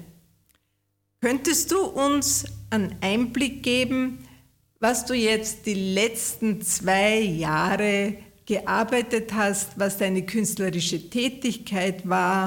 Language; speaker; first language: German; native; German